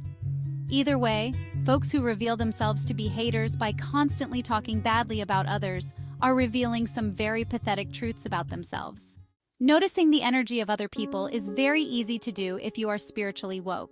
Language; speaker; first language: English; native; English